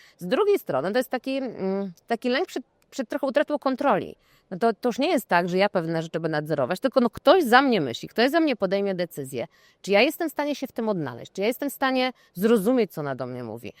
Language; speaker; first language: Polish; native; Polish